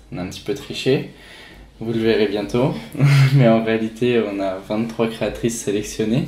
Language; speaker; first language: French; native; French